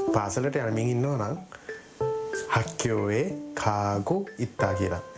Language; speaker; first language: Korean; non-native, fluent; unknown